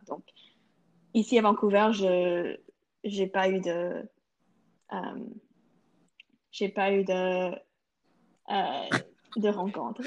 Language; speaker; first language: French; non-native, local second language; English